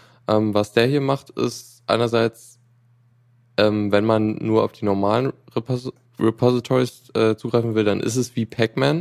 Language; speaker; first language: German; native; German